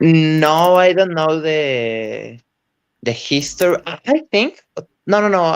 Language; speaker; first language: English; non-native, learner; Spanish